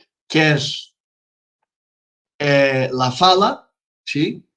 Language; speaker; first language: Spanish; non-native, fluent; Portuguese